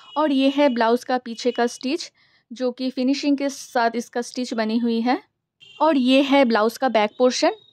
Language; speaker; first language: Hindi; non-native, local second language; Bangla